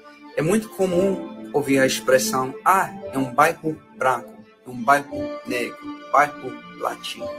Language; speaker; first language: Portuguese; non-native, fluent; English